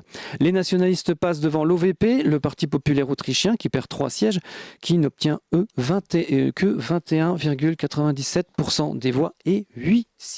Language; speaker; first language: French; native; French